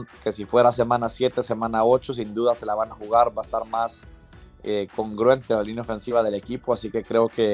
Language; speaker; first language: Spanish; native; Spanish